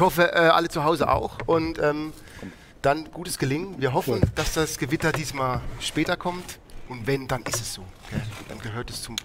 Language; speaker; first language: German; native; German